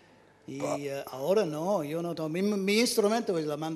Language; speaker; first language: Spanish; non-native, learner; English